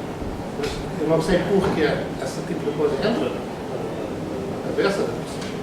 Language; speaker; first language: Portuguese; non-native, fluent; Dutch